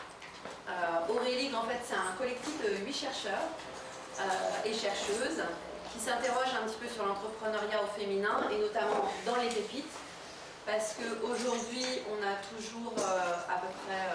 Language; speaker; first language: French; native; French